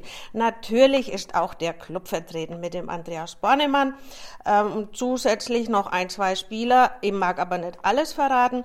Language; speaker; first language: German; native; German